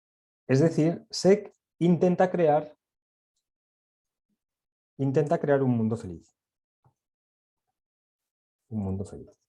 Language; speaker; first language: Spanish; native; Spanish